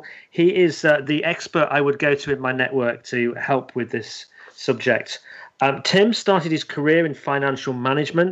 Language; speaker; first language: English; native; English